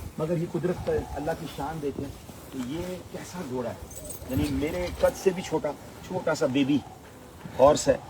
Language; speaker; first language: Urdu; native; Urdu